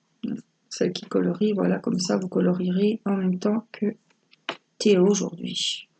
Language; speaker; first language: French; native; French